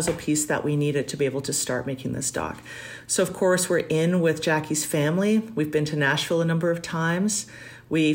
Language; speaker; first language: English; native; English